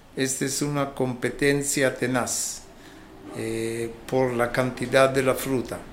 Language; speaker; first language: Spanish; non-native, fluent; Hebrew